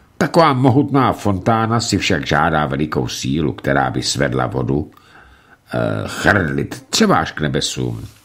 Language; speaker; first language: Czech; native; Czech